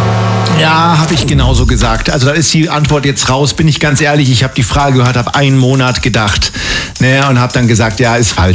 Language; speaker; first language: German; native; German